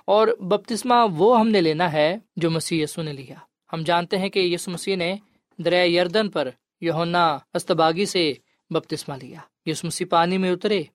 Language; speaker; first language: Urdu; non-native, local second language; Punjabi